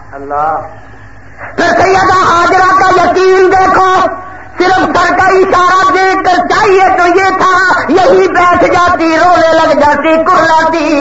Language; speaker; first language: Urdu; non-native, local second language; Saraiki